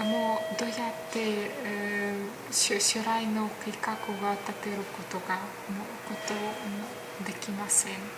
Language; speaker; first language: Japanese; non-native, learner; Ukrainian